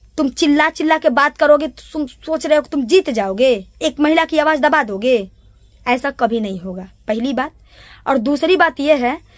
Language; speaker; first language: Hindi; native; Hindi